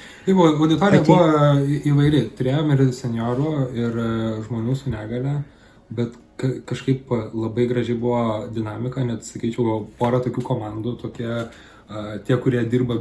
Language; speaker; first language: Lithuanian; native; Lithuanian